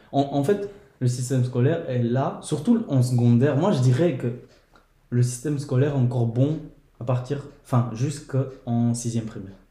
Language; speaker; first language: French; early bilingual, other home language; Portuguese